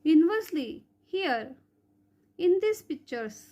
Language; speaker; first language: English; non-native, local second language; Marathi